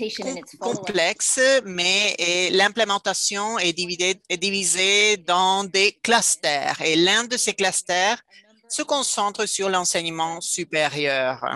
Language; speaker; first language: French; non-native, fluent; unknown